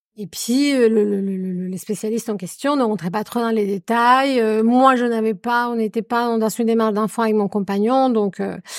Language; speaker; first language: French; non-native, fluent; Spanish